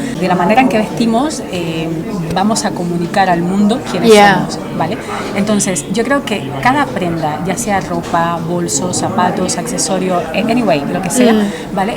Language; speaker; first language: Spanish; native; Spanish